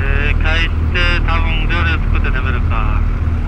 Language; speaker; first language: Japanese; non-native, learner; Mongolian